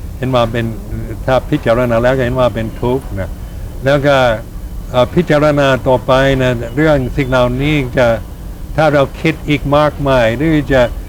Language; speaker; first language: Thai; non-native, fluent; English